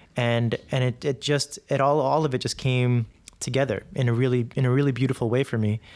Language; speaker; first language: English; native; English